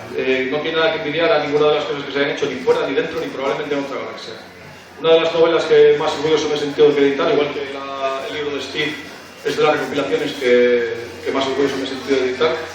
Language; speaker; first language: Spanish; native; Spanish